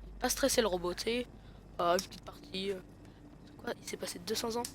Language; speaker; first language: French; native; French